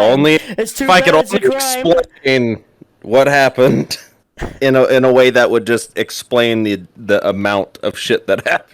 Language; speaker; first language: English; native; English